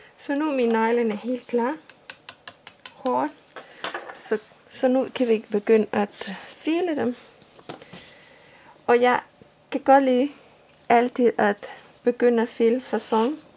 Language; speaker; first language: Danish; non-native, fluent; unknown